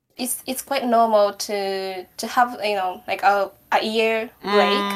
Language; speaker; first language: English; non-native, fluent; Japanese